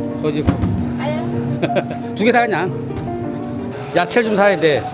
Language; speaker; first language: Korean; native; Korean